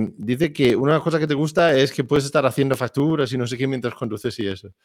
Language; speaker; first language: Spanish; non-native, fluent; Danish